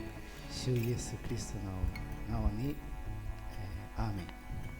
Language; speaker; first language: Japanese; early bilingual, heritage; Portuguese